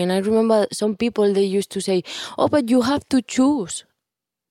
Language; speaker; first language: English; non-native, fluent; Spanish